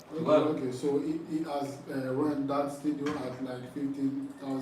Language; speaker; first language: English; non-native, fluent; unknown